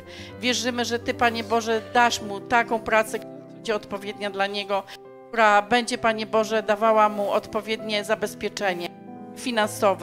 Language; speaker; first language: Polish; native; Polish